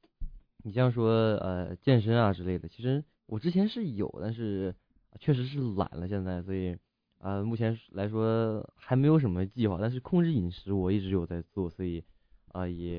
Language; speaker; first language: Chinese; native; Chinese